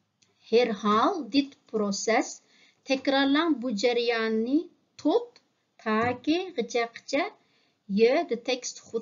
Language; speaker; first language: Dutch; non-native, learner; Uyghur